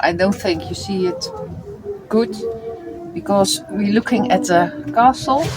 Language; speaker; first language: English; non-native, fluent; Dutch